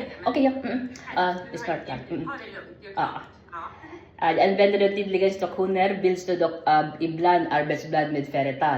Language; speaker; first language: Swedish; non-native, learner; Filipino